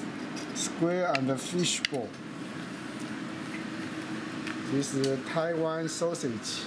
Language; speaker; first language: English; non-native, learner; Chinese